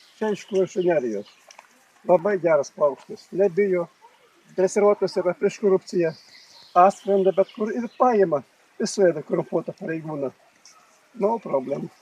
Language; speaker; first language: Lithuanian; native; Lithuanian